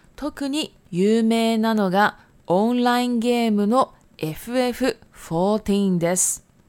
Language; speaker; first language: Japanese; non-native, fluent; Chinese